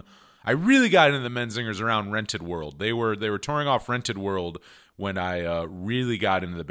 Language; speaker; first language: English; native; English